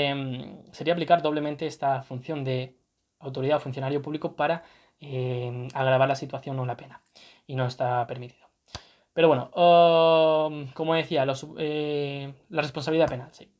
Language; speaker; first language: Spanish; native; Spanish